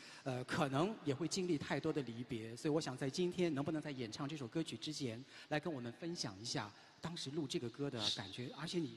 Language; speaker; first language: Chinese; native; Chinese